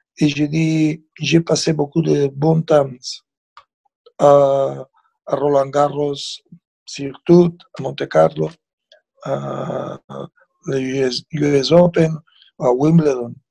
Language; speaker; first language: French; non-native, fluent; Spanish